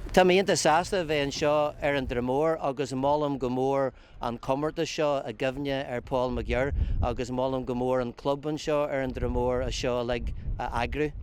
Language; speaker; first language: Irish; non-native, local second language; English